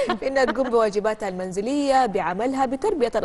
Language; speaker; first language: Arabic; native; Arabic